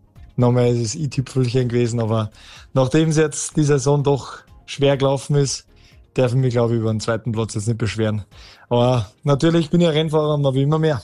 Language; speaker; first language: German; native; German